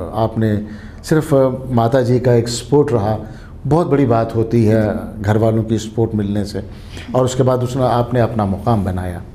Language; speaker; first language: Hindi; native; Hindi